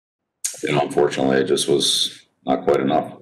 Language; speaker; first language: English; native; English